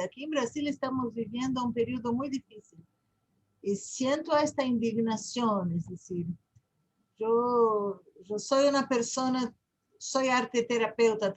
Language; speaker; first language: Spanish; non-native, fluent; Portuguese